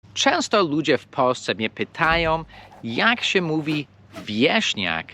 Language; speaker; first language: Polish; non-native, fluent; English